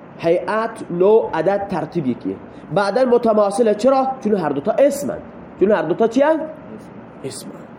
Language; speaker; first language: Persian; non-native, local second language; Baluchi